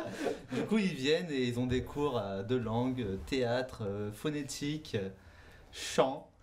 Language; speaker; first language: French; native; French